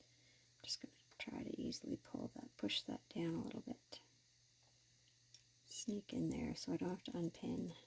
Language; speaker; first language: English; native; English